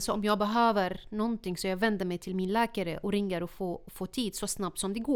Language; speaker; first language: Swedish; non-native, fluent; Arabic